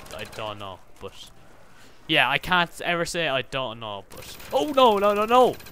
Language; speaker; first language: English; native; English